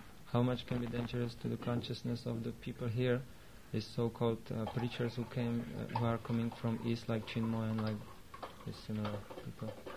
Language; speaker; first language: English; non-native, fluent; Czech